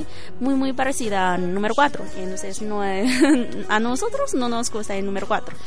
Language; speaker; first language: Spanish; non-native, learner; Chinese